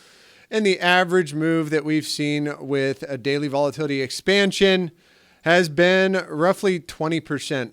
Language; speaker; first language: English; native; English